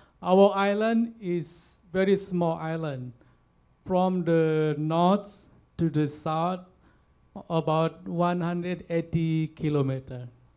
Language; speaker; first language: English; non-native, fluent; Balinese